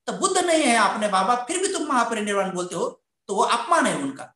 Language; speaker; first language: Hindi; non-native, local second language; Marathi